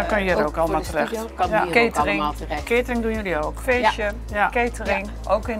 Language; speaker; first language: Dutch; native; Dutch